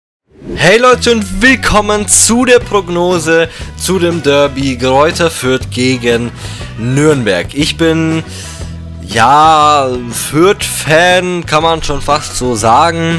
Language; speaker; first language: German; native; German